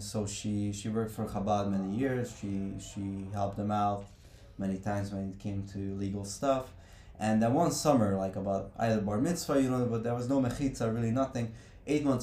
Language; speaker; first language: English; non-native, fluent; Hungarian